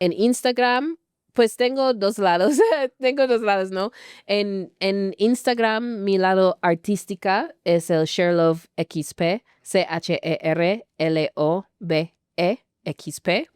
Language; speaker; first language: Spanish; non-native, fluent; English